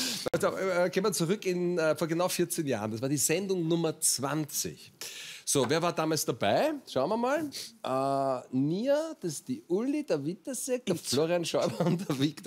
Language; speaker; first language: German; native; German